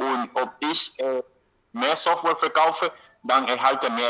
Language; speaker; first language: German; non-native, learner; Spanish